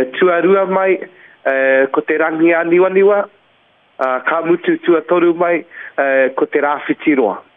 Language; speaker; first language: Māori; native; Māori